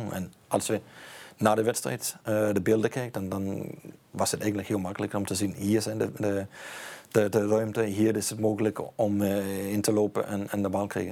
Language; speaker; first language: Dutch; non-native, fluent; Danish